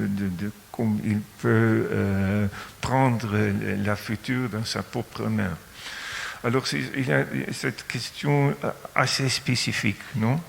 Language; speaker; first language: French; non-native, fluent; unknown